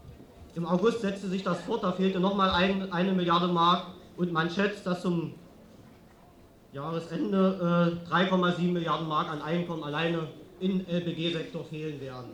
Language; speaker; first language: German; native; German